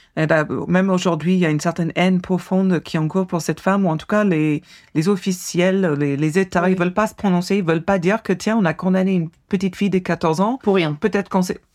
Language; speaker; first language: French; non-native, fluent; English